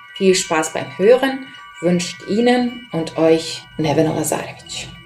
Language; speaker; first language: German; non-native, fluent; Serbian